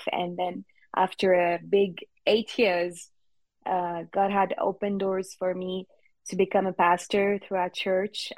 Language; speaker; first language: English; non-native, fluent; French